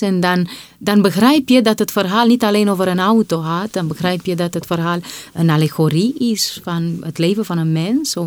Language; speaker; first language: Dutch; non-native, fluent; Romanian